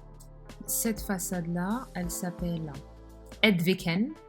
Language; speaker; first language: French; native; French